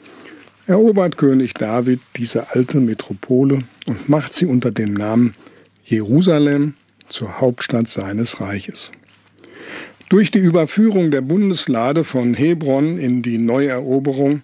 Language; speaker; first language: German; native; German